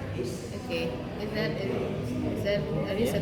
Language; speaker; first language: English; non-native, learner; Indonesian